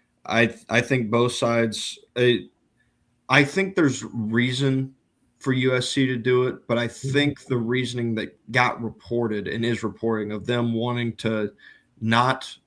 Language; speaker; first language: English; native; English